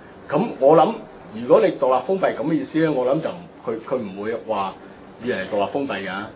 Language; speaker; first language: Chinese; non-native, local second language; Cantonese